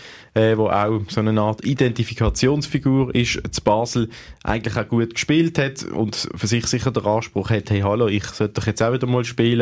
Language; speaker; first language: German; native; German